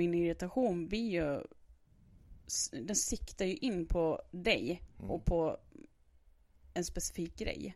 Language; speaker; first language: Swedish; native; Swedish